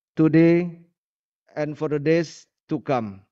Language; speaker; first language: English; non-native, learner; Indonesian